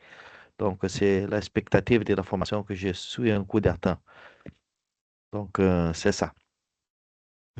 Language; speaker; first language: French; non-native, fluent; Portuguese